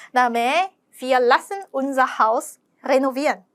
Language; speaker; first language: German; non-native, fluent; Korean